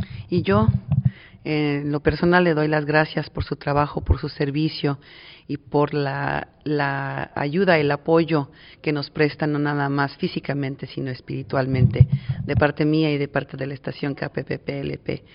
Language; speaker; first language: Spanish; native; Spanish